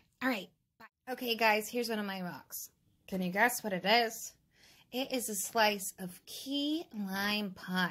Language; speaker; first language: English; native; English